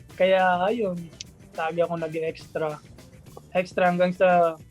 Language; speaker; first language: Filipino; non-native, local second language; Surigaonon